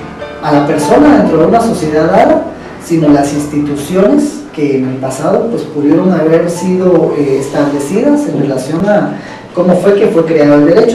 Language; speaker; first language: Spanish; native; Spanish